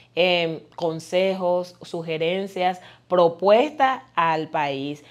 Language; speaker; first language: Spanish; native; Spanish